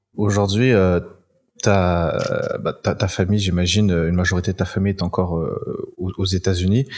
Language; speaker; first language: French; non-native, local second language; Malagasy